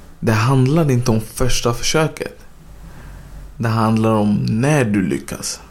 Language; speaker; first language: Swedish; early bilingual, other home language; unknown